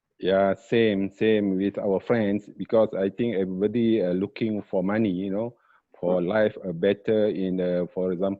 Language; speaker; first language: English; non-native, learner; Malay